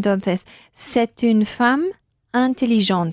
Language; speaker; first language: French; non-native, learner; Spanish